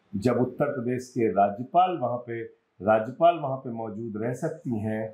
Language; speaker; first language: Hindi; native; Hindi